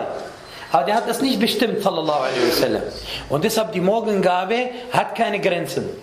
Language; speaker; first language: German; non-native, fluent; Arabic